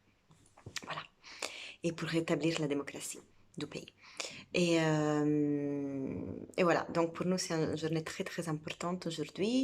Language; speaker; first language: French; non-native, fluent; Italian